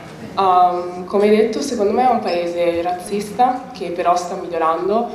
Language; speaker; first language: Italian; early bilingual, other home language; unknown